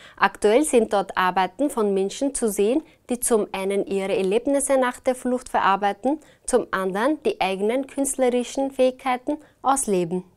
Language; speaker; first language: German; native; German